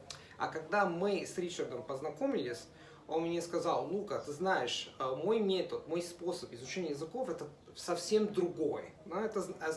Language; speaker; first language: Russian; non-native, fluent; Italian